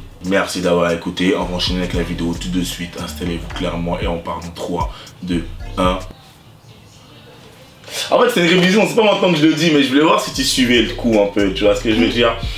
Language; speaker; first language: French; native; French